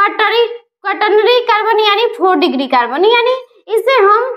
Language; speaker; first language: Hindi; native; Hindi